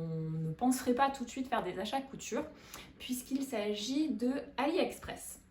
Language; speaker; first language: French; native; French